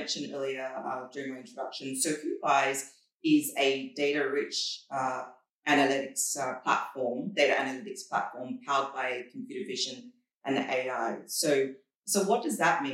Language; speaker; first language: English; native; English